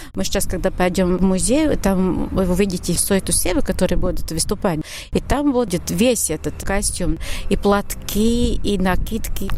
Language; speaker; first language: Russian; non-native, learner; Latvian